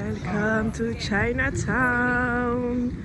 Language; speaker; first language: English; non-native, learner; French